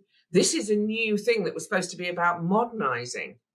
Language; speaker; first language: English; native; English